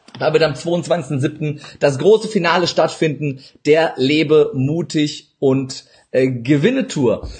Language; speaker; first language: German; early bilingual, other home language; Turkish